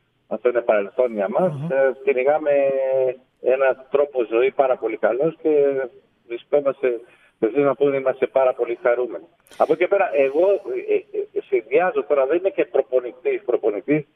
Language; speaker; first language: Greek; non-native, fluent; Spanish